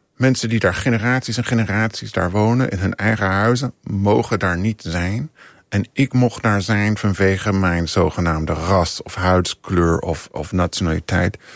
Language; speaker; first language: Dutch; non-native, fluent; English